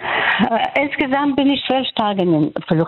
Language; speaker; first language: German; non-native, fluent; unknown